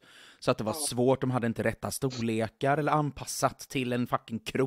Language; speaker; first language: Swedish; native; Swedish